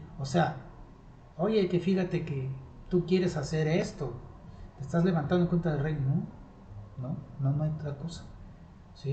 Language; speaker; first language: Spanish; native; Spanish